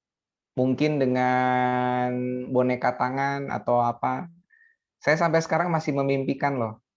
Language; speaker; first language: Indonesian; native; Indonesian